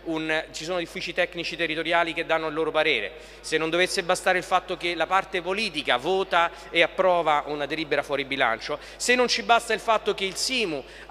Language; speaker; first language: Italian; native; Italian